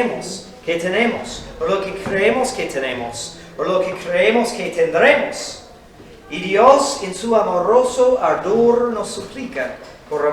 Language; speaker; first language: Spanish; non-native, fluent; English